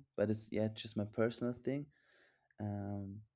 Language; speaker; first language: English; non-native, fluent; German